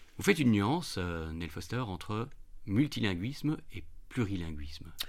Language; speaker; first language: French; native; French